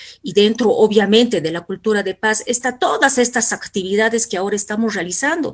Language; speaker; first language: Spanish; native; Spanish